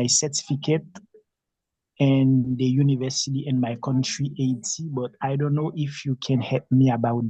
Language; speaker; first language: English; non-native, learner; Haitian Creole